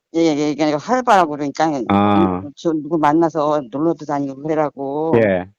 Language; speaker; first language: Korean; native; Korean